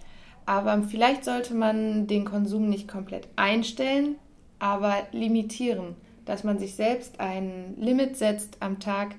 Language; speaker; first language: German; non-native, fluent; French